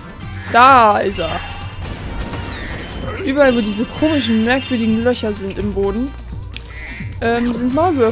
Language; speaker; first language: German; native; German